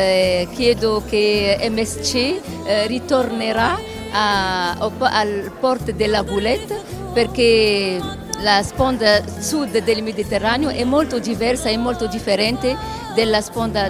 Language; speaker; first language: Italian; non-native, fluent; Arabic